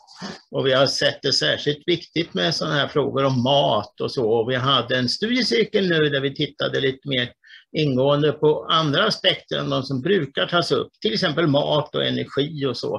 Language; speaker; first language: Swedish; native; Swedish